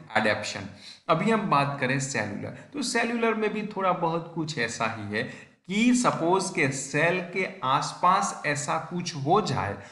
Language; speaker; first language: Hindi; non-native, local second language; Gujarati